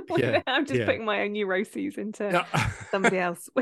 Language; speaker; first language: English; native; English